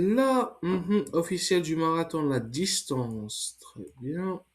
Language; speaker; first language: French; non-native, fluent; English